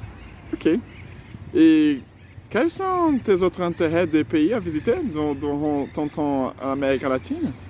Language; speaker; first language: French; non-native, fluent; Portuguese